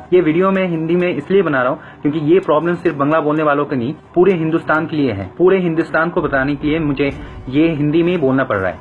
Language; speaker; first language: Hindi; non-native, fluent; Bangla